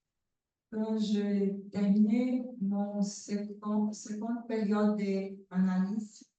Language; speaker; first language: French; non-native, learner; Portuguese